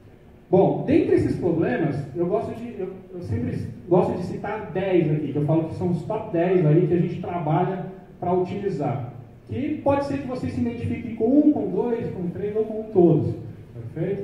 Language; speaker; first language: Portuguese; native; Portuguese